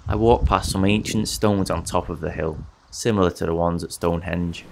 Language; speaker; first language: English; native; English